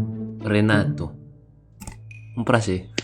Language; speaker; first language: Portuguese; non-native, learner; Indonesian